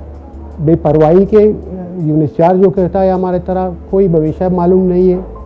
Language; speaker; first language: Hindi; non-native, fluent; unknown